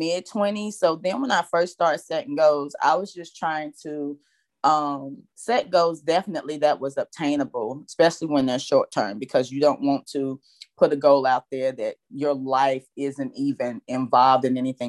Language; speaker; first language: English; native; English